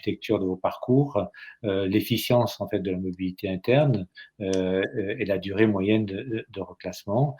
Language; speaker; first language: French; native; French